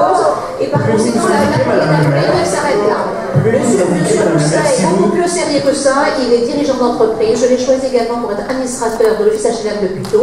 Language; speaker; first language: French; native; French